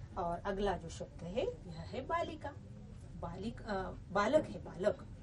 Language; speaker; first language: Hindi; non-native, local second language; Marathi